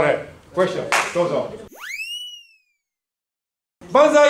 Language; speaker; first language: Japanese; non-native, learner; English